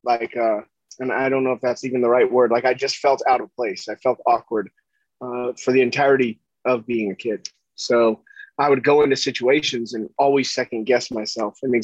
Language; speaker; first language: English; native; English